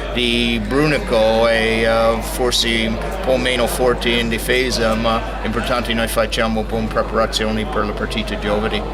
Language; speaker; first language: Italian; non-native, learner; English